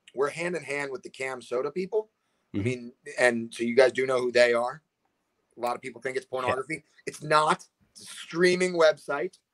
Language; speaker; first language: English; native; English